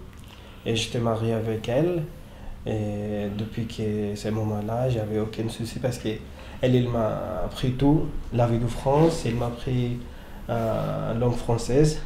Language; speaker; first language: French; non-native, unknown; Urdu